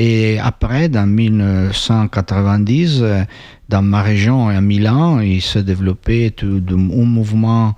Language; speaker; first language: French; non-native, fluent; Italian